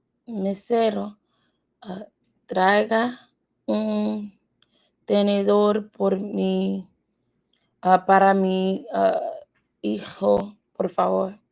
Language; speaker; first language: Spanish; non-native, learner; English